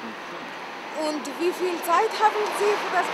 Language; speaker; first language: German; non-native, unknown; Slovenian